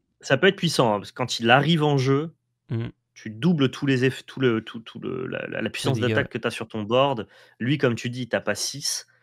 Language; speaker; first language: French; native; French